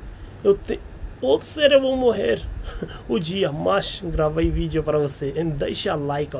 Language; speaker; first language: Portuguese; non-native, learner; Hindi